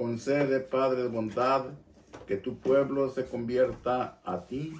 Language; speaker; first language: Spanish; native; Spanish